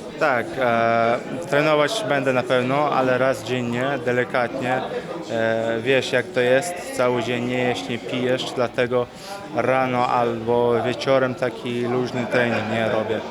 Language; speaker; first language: Polish; non-native, fluent; Chechen